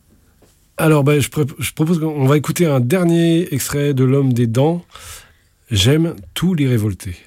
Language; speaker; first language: French; native; French